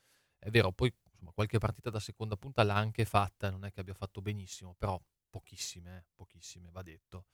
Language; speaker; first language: Italian; native; Italian